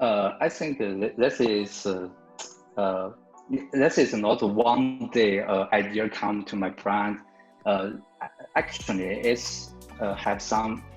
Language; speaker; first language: English; non-native, learner; Chinese